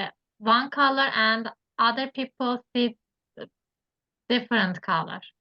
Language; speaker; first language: English; non-native, learner; Turkish